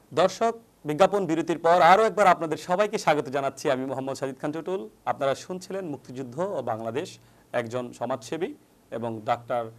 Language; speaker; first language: Bangla; native; Bangla